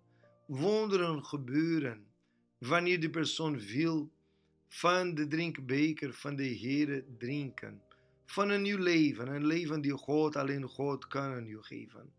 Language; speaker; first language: Dutch; non-native, fluent; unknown